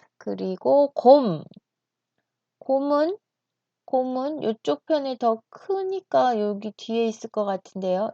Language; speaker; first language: Korean; native; Korean